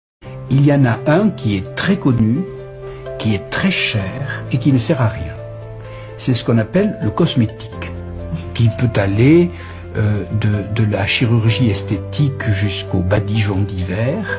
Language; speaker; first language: French; native; French